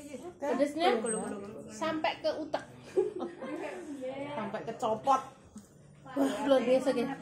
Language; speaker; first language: Indonesian; non-native, local second language; Javanese